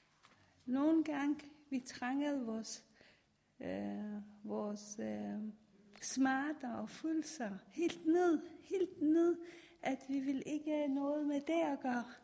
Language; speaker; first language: Danish; non-native, fluent; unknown